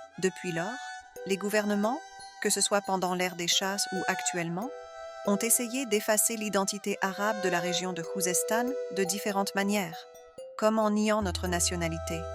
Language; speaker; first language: French; non-native, fluent; Arabic